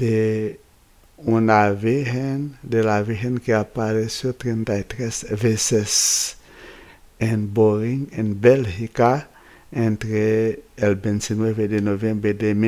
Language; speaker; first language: Spanish; non-native, fluent; Haitian Creole